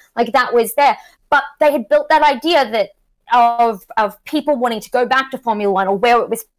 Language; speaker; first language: English; native; English